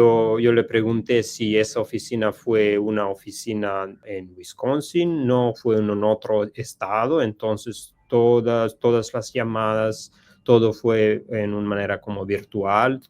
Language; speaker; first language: Spanish; non-native, learner; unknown